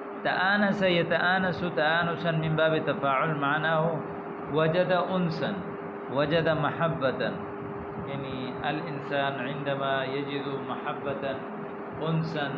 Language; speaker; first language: Arabic; non-native, fluent; Urdu